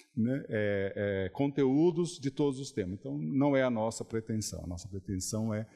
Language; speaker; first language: Portuguese; native; Portuguese